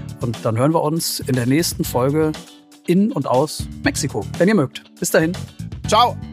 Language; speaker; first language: German; native; German